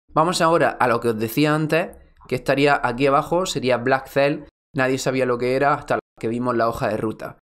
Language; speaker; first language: Spanish; native; Spanish